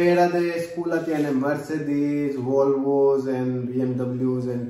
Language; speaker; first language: Spanish; non-native, learner; Hindi